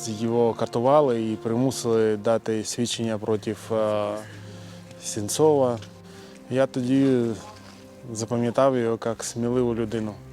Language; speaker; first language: Ukrainian; non-native, local second language; Russian